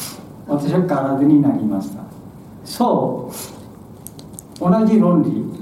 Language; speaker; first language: Japanese; non-native, learner; Bangla